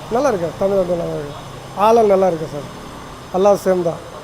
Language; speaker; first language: Tamil; non-native, learner; Hindi